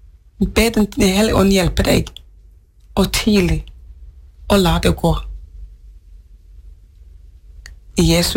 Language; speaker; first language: Norwegian; non-native, fluent; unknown